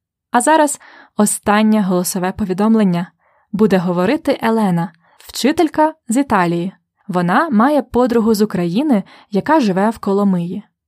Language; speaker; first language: Ukrainian; native; Ukrainian